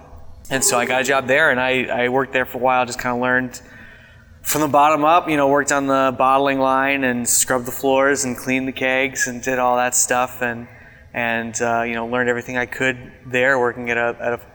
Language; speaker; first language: English; native; English